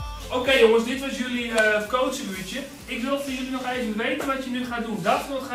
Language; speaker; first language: Dutch; native; Dutch